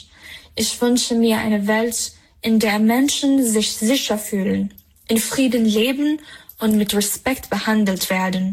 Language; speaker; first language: German; non-native, fluent; Persian